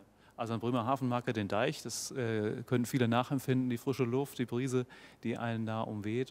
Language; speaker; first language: German; native; German